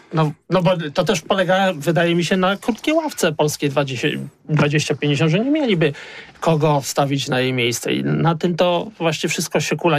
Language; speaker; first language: Polish; native; Polish